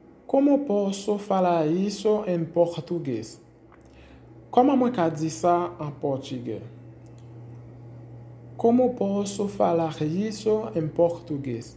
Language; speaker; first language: Portuguese; non-native, fluent; Haitian Creole